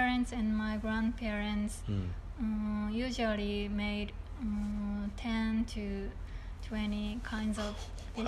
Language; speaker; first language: English; non-native, learner; Japanese